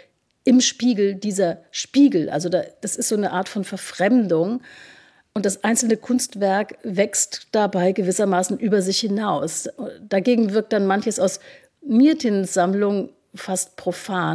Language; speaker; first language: German; native; German